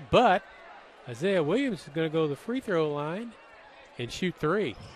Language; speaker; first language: English; native; English